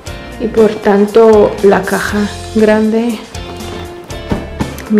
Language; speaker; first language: Spanish; non-native, fluent; Russian